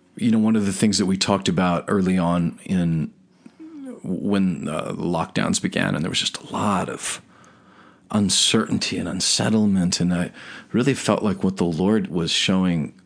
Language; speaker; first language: English; native; English